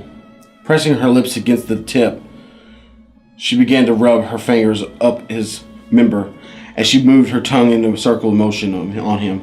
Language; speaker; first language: English; native; English